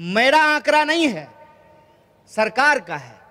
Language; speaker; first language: Hindi; native; Hindi